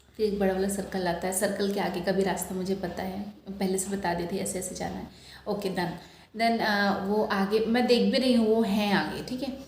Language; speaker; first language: Hindi; non-native, local second language; Bangla